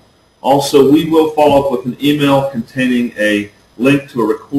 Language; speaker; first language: English; native; English